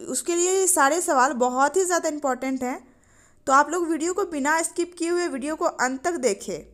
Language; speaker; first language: Hindi; native; Hindi